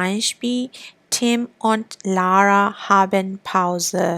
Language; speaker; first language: German; non-native, fluent; Burmese